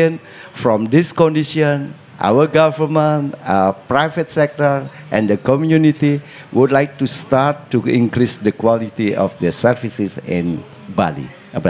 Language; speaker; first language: English; non-native, learner; Indonesian